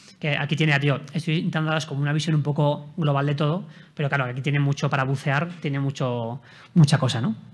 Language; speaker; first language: Spanish; native; Spanish